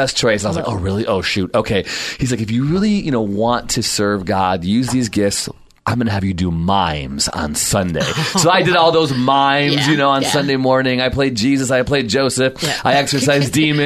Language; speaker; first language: English; native; English